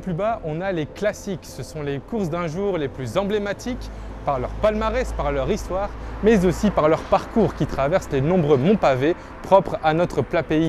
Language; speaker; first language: French; native; French